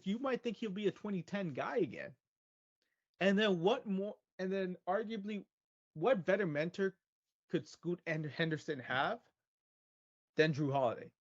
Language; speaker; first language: English; native; English